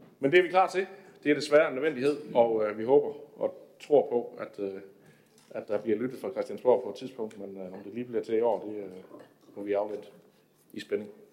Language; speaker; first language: Danish; native; Danish